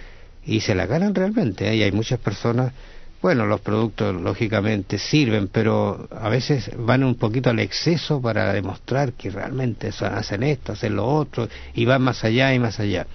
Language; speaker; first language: Spanish; native; Spanish